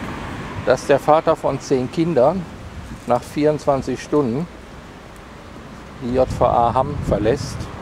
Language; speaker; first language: German; native; German